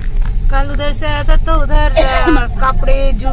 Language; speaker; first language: Hindi; non-native, local second language; Bangla